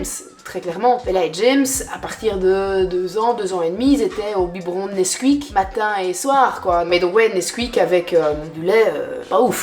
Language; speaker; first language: French; native; French